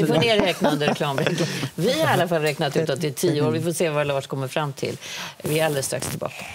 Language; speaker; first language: Swedish; native; Swedish